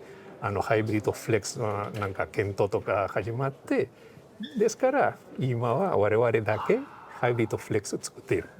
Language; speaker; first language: Japanese; non-native, fluent; Portuguese